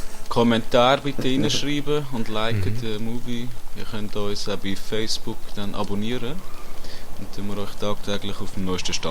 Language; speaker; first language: German; native; German